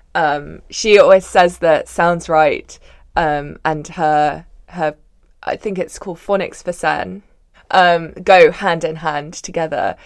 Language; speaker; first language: English; native; English